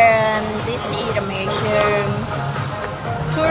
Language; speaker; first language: English; non-native, learner; Vietnamese